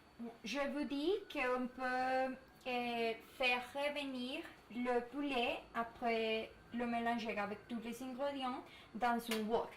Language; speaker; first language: French; non-native, learner; Spanish